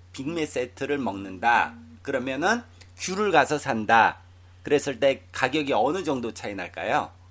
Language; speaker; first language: Korean; non-native, fluent; Chinese